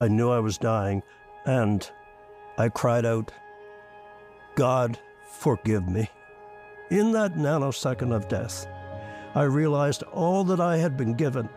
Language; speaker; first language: English; native; English